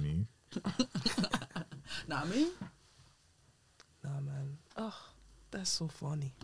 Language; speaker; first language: English; non-native, local second language; French